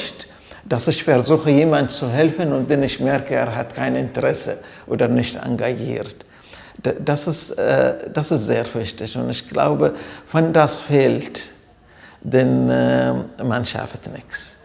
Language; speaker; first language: German; non-native, fluent; Arabic